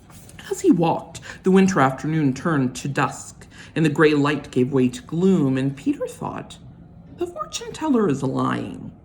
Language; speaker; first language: English; native; English